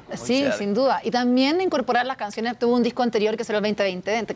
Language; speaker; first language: Spanish; native; Spanish